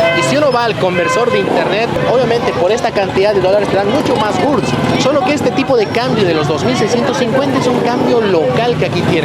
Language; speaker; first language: Spanish; native; Spanish